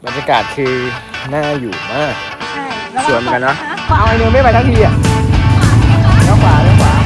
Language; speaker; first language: Thai; native; Thai